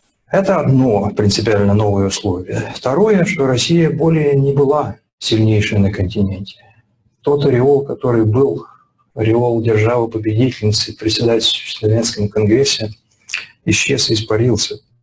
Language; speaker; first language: Russian; native; Russian